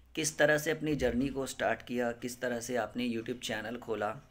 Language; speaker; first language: Hindi; native; Hindi